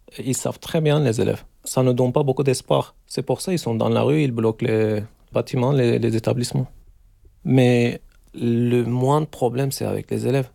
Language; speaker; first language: French; non-native, learner; Turkish